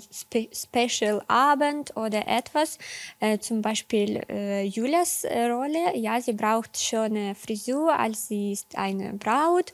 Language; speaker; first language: German; non-native, learner; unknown